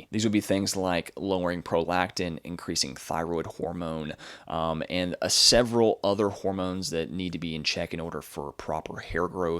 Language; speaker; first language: English; native; English